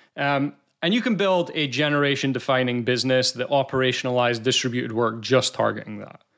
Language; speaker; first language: English; native; English